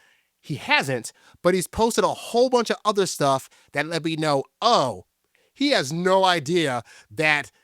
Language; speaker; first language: English; native; English